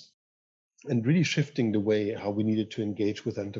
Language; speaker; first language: English; non-native, fluent; German